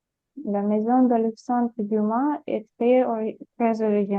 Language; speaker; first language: French; non-native, learner; Ukrainian